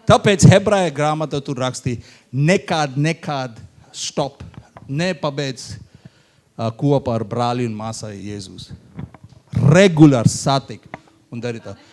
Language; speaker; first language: Latvian; non-native, learner; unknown